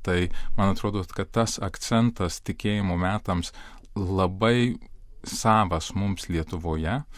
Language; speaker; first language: Lithuanian; early bilingual, heritage; Lithuanian